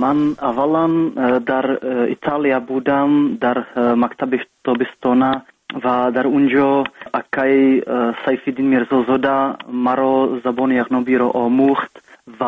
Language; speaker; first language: Persian; non-native, fluent; Czech